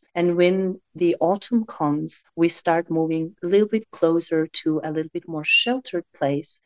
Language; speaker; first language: English; non-native, fluent; Mongolian